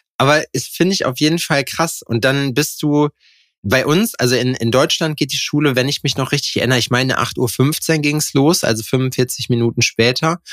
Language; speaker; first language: German; native; German